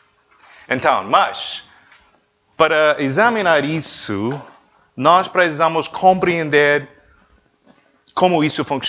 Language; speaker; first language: Portuguese; non-native, learner; English